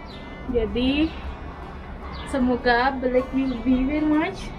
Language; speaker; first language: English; non-native, learner; Indonesian